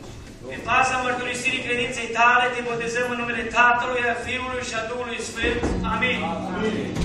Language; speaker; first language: Romanian; native; Romanian